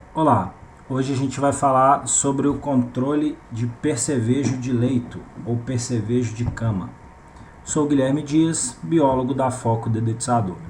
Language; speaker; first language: Portuguese; native; Portuguese